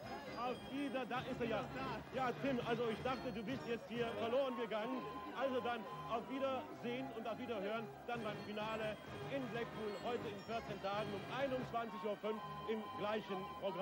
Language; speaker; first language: German; native; German